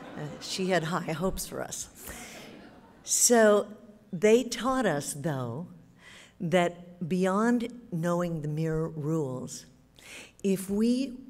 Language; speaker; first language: English; native; English